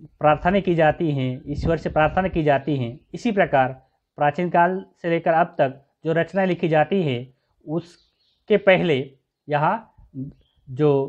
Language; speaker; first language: Hindi; non-native, local second language; Marathi